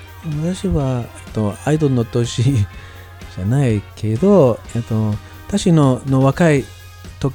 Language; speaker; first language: Japanese; non-native, learner; English